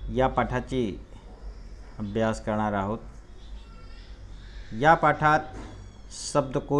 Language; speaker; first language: Marathi; non-native, local second language; Hindi